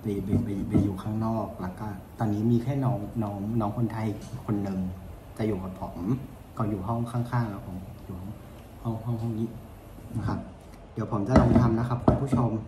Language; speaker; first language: Thai; non-native, fluent; Vietnamese